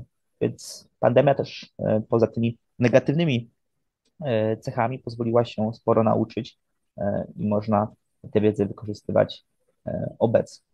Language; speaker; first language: Polish; native; Polish